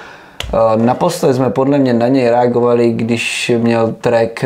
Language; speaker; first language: Czech; native; Czech